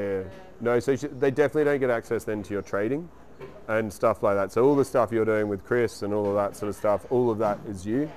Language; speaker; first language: English; native; English